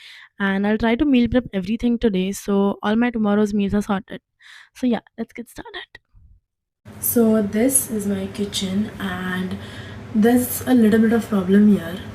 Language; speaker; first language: English; non-native, local second language; Hindi